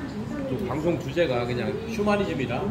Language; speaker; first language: Korean; native; Korean